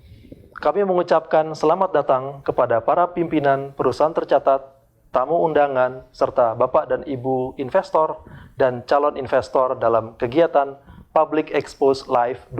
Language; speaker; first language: Indonesian; native; Indonesian